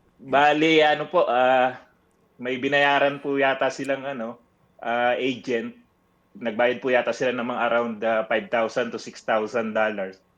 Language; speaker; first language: Filipino; native; Filipino